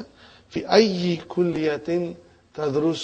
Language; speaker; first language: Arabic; non-native, fluent; Urdu